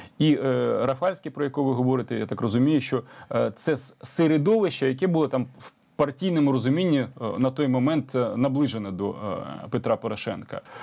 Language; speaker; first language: Ukrainian; native; Ukrainian